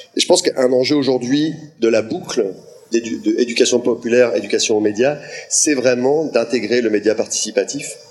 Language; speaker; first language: French; native; French